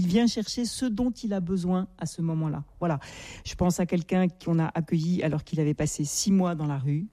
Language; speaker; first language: French; native; French